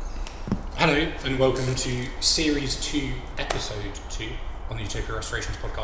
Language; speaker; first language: English; native; English